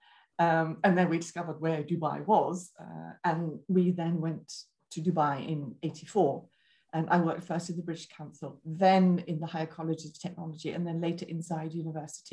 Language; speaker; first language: English; native; English